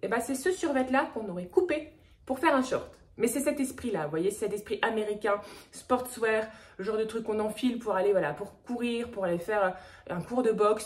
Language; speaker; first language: French; native; French